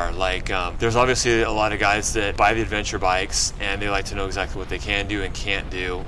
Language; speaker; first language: English; native; English